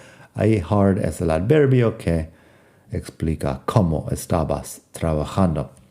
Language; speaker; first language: Spanish; non-native, fluent; English